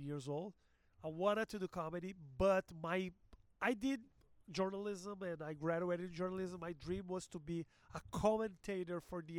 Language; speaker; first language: English; non-native, fluent; Portuguese